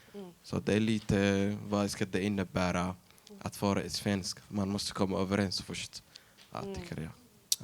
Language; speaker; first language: Swedish; non-native, fluent; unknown